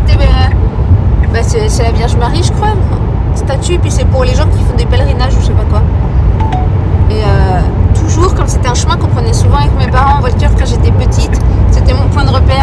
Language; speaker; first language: French; native; French